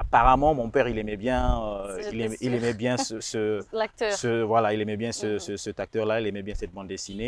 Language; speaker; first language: French; non-native, local second language; Rundi